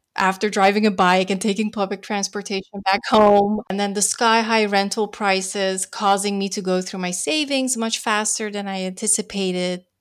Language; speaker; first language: English; non-native, fluent; Dutch